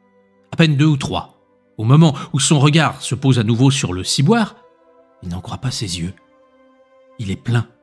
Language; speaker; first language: French; native; French